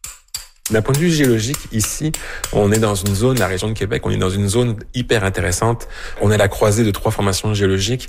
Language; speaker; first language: French; native; French